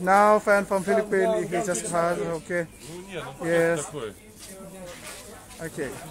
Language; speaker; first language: English; non-native, learner; Thai